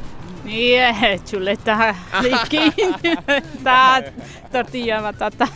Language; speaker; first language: Basque; non-native, learner; Portuguese